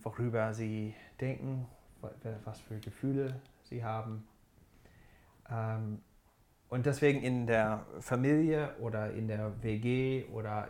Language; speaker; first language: German; non-native, fluent; English